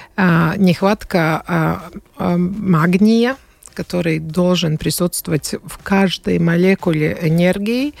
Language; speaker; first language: Russian; non-native, fluent; Latvian